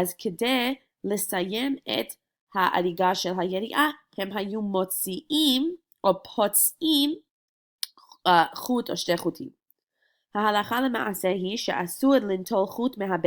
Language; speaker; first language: Hebrew; non-native, fluent; English